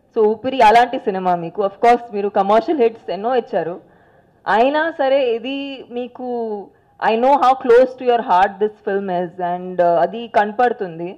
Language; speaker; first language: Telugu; non-native, local second language; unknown